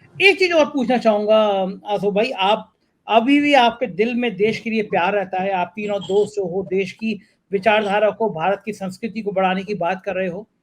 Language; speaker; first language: Hindi; native; Hindi